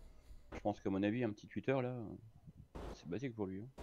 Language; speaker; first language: French; native; French